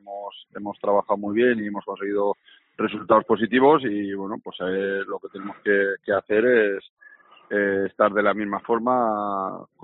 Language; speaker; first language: Spanish; native; Spanish